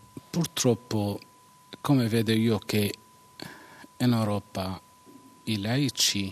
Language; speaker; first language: Italian; non-native, fluent; Arabic